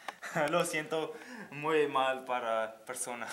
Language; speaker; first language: Spanish; non-native, learner; English